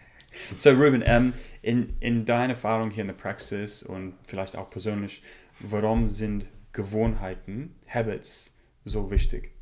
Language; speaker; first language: German; non-native, learner; English